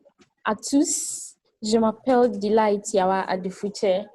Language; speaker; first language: French; non-native, learner; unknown